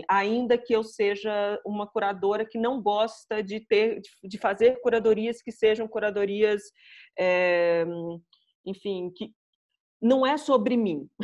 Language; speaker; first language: Portuguese; native; Portuguese